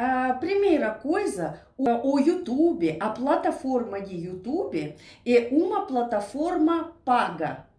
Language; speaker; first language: Portuguese; non-native, learner; Russian